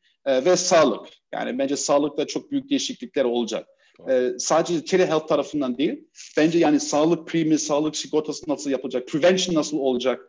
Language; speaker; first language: Turkish; early bilingual, heritage; Turkish